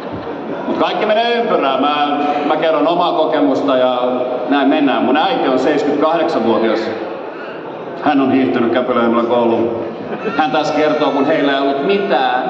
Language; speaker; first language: Finnish; native; Finnish